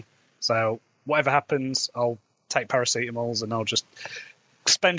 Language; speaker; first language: English; native; English